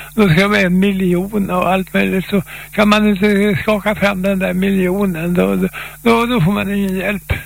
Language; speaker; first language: Swedish; native; Swedish